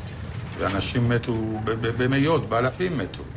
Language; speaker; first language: Hebrew; non-native, fluent; Polish